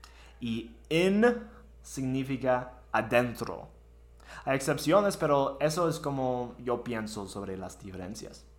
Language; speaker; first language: Spanish; non-native, fluent; English